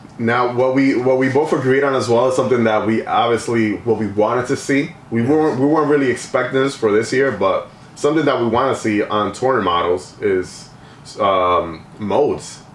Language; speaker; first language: English; native; English